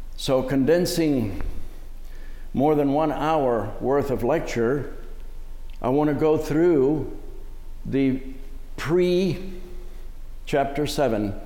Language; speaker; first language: English; early bilingual, other home language; Spanish